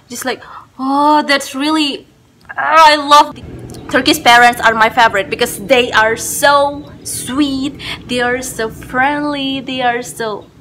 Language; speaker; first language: English; non-native, learner; Indonesian